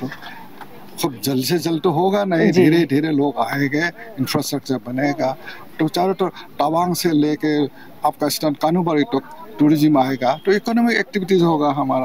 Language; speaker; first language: Hindi; non-native, local second language; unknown